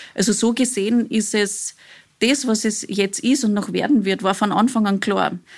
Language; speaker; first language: German; native; German